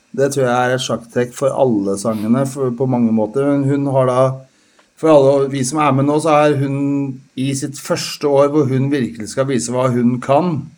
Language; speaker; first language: Norwegian; native; Norwegian